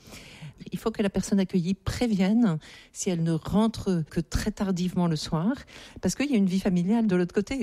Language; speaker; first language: French; native; French